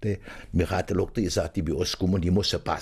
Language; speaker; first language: German; native; German